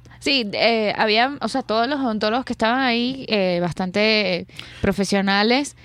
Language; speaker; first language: Spanish; native; Spanish